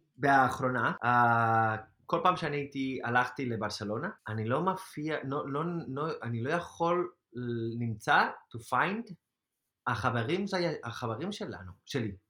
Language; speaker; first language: Hebrew; non-native, fluent; Spanish